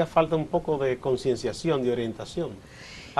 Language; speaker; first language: Spanish; native; Spanish